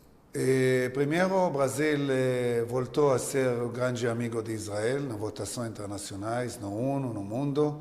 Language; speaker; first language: Portuguese; non-native, learner; Hebrew